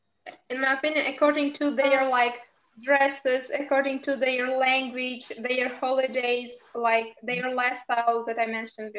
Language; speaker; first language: English; non-native, learner; Uzbek